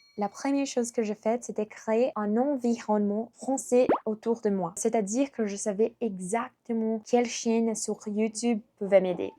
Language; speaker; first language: French; non-native, fluent; Portuguese